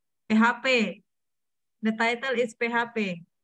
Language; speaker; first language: English; non-native, learner; Indonesian